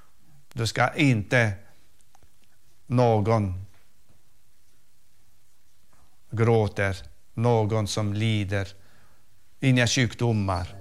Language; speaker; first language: Swedish; non-native, fluent; Arabic